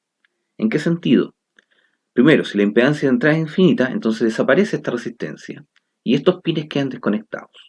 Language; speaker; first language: Spanish; native; Spanish